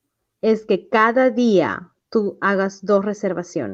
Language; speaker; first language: Spanish; native; Spanish